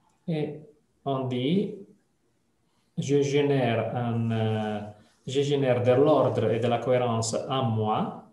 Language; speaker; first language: French; non-native, fluent; Italian